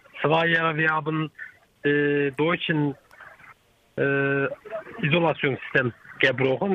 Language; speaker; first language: German; non-native, learner; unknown